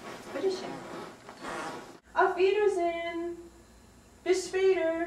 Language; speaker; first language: German; non-native, learner; English